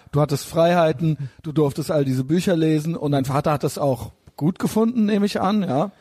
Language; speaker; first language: German; native; German